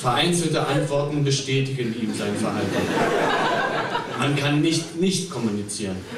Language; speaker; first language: German; native; German